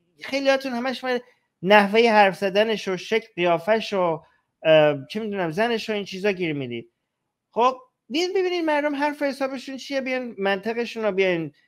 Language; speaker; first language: Persian; native; Persian